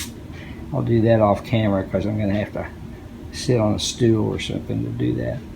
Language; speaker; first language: English; native; English